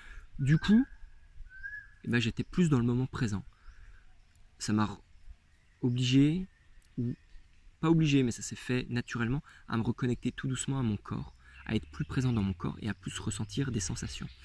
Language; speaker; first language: French; native; French